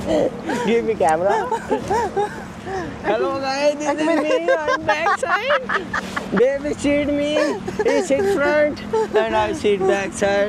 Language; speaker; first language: English; non-native, learner; Urdu